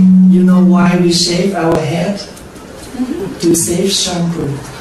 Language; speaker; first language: English; non-native, fluent; Vietnamese